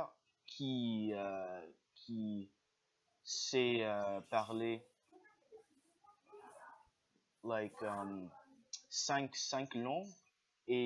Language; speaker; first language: French; non-native, learner; English